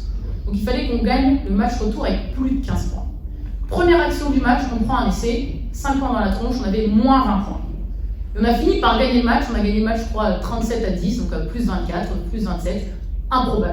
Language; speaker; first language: French; native; French